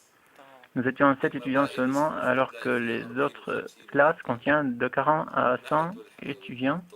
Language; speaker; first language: French; non-native, fluent; Arabic